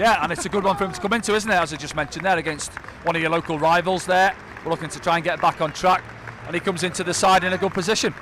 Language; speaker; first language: English; native; English